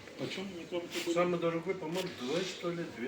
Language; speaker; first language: Russian; non-native, local second language; Kyrgyz